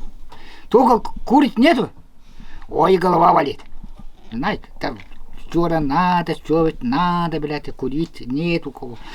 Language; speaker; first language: Russian; non-native, local second language; Yakut